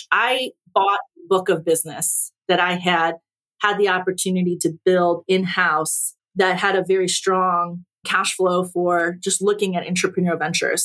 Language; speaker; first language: English; early bilingual, other home language; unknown